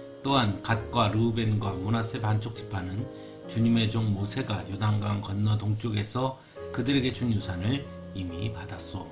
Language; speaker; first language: Korean; native; Korean